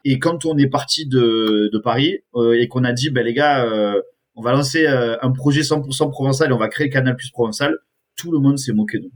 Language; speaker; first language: French; native; French